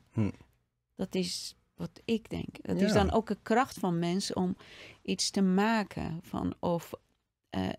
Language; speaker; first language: Dutch; non-native, fluent; Persian